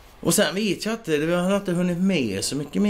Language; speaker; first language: Swedish; native; Swedish